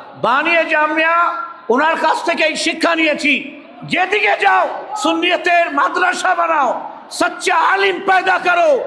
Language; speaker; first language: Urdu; non-native, fluent; Bangla